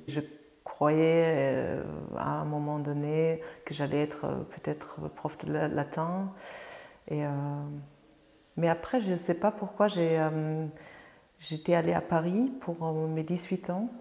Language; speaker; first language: French; non-native, fluent; German